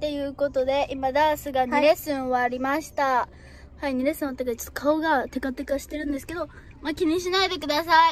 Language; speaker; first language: Japanese; native; Japanese